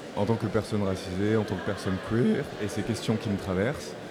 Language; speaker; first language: French; native; French